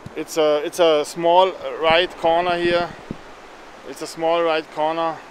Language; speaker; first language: English; non-native, fluent; German